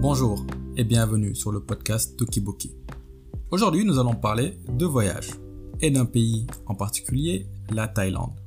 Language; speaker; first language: French; non-native, local second language; Wolof